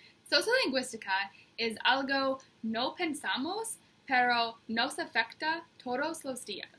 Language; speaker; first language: Spanish; non-native, learner; English